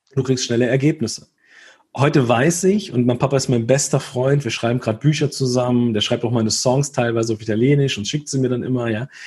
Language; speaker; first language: German; early bilingual, other home language; Italian